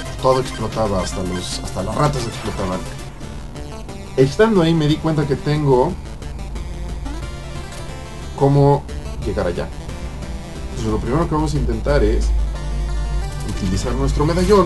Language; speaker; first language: Spanish; native; Spanish